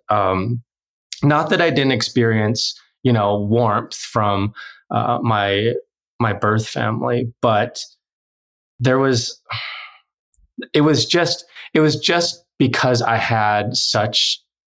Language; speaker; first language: English; early bilingual, other home language; Korean